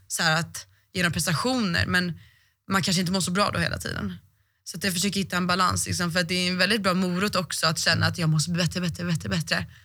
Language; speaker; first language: Swedish; native; Swedish